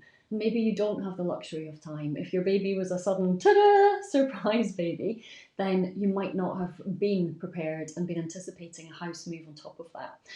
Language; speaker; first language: English; native; English